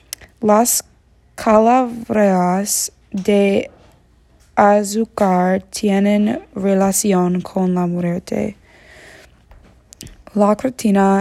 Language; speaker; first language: Spanish; non-native, learner; English